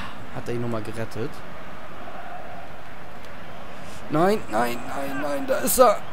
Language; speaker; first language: German; native; German